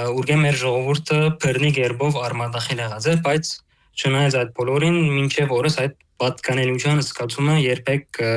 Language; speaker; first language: Armenian; early bilingual, heritage; Armenian